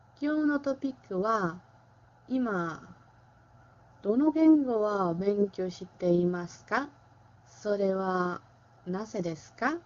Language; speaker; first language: Japanese; non-native, learner; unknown